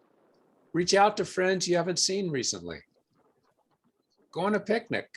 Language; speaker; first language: English; native; English